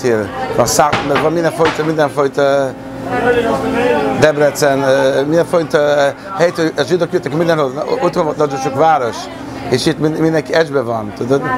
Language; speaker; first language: Hungarian; early bilingual, heritage; Hungarian